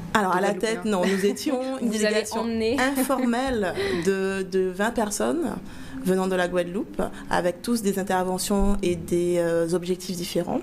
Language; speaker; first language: French; native; French